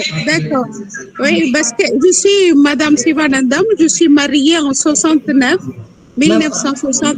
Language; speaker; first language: French; non-native, local second language; Tamil